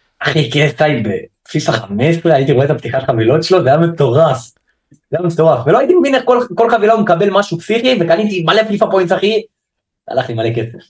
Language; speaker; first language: Hebrew; native; Hebrew